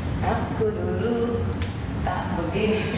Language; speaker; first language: Indonesian; native; Indonesian